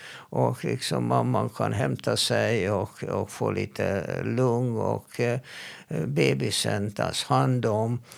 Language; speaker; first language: Swedish; non-native, fluent; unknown